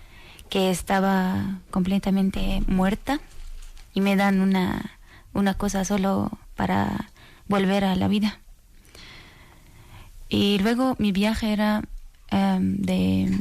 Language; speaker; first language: Spanish; non-native, learner; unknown